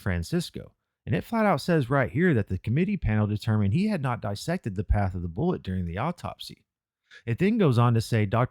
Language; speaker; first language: English; native; English